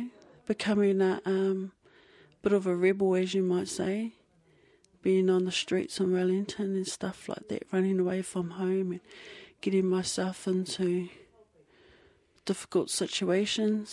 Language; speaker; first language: English; native; English